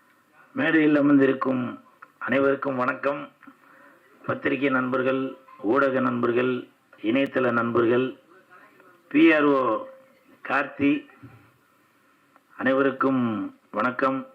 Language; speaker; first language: Tamil; native; Tamil